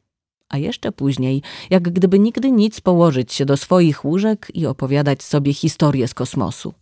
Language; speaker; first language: Polish; native; Polish